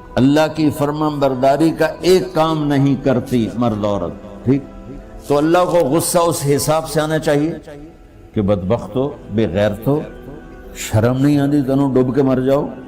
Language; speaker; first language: Urdu; non-native, local second language; Punjabi